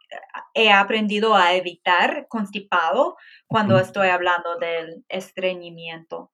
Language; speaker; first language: Spanish; non-native, fluent; English